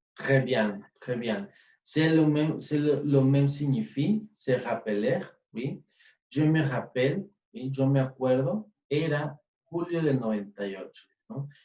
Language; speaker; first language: French; non-native, fluent; Spanish